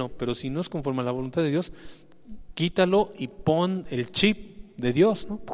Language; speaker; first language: Spanish; native; Spanish